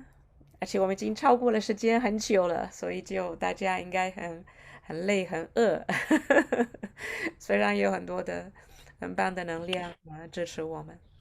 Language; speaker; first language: Chinese; non-native, fluent; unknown